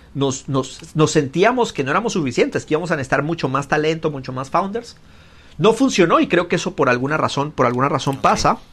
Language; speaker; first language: Spanish; native; Spanish